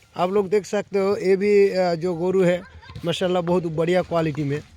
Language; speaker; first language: Hindi; non-native, local second language; Bangla